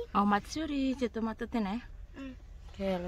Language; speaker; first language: Japanese; non-native, fluent; Indonesian